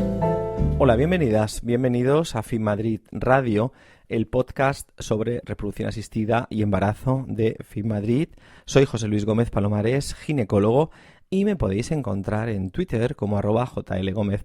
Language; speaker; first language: Spanish; native; Spanish